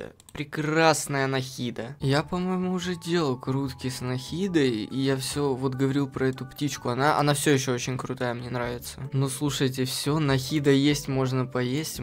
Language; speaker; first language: Russian; native; Russian